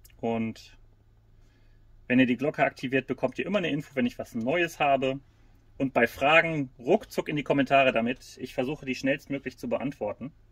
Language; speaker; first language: German; native; German